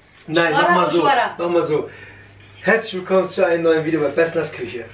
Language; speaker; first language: German; early bilingual, other home language; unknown